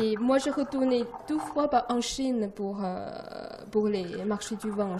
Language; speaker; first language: French; non-native, learner; Chinese